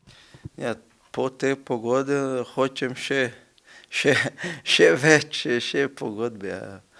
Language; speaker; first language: Slovenian; non-native, learner; Portuguese